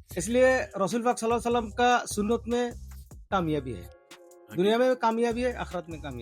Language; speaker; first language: Hindi; non-native, fluent; Bangla